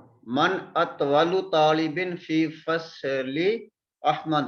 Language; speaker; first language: Arabic; non-native, fluent; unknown